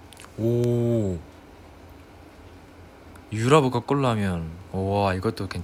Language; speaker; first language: Korean; native; Korean